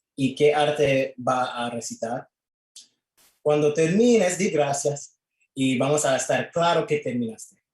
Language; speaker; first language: Spanish; early bilingual, other home language; English